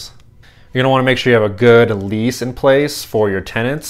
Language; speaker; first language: English; native; English